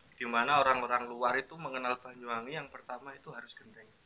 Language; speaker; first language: Indonesian; native; Indonesian